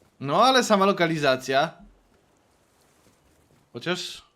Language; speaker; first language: Polish; native; Polish